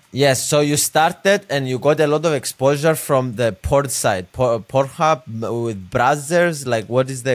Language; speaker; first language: English; non-native, fluent; Greek